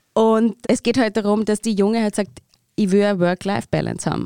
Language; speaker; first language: German; native; German